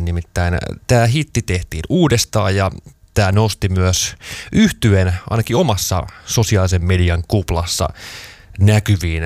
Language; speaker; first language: Finnish; native; Finnish